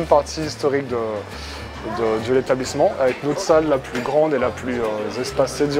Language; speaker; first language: French; native; French